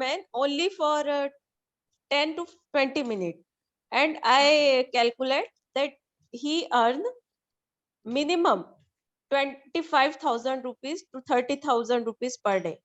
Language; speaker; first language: English; non-native, learner; Hindi